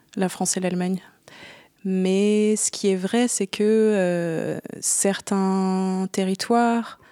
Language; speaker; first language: French; native; French